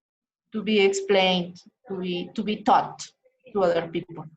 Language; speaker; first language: English; non-native, fluent; Spanish